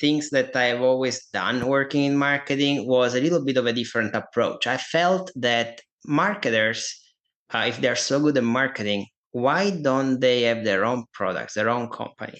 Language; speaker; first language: English; non-native, fluent; Italian